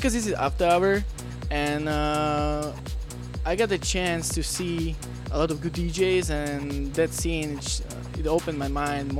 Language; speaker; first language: English; non-native, learner; Slovak